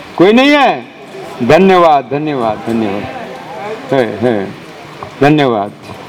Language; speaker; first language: Hindi; non-native, local second language; Marathi